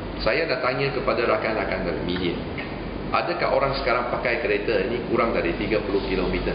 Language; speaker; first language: Malay; non-native, local second language; Chinese